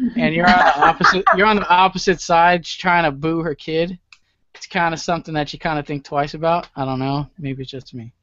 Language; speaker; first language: English; native; English